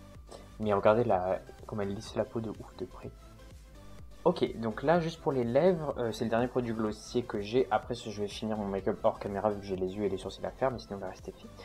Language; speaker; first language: French; native; French